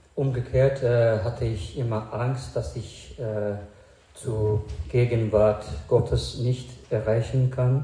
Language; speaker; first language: German; non-native, fluent; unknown